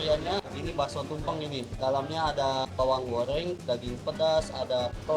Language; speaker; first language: Indonesian; native; Indonesian